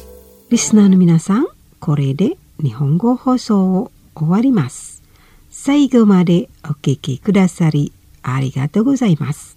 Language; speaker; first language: Japanese; non-native, fluent; Indonesian